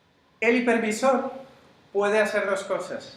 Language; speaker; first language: Spanish; native; Spanish